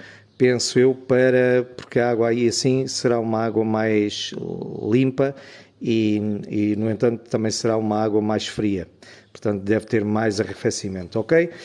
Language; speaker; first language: Portuguese; native; Portuguese